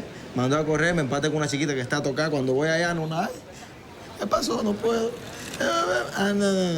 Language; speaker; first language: Spanish; native; Spanish